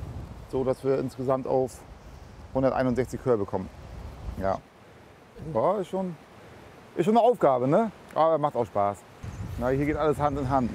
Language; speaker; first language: German; native; German